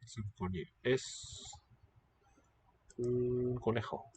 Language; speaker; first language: Spanish; non-native, learner; English